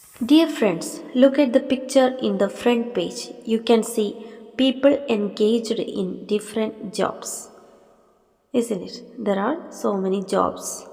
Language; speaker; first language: English; non-native, local second language; Malayalam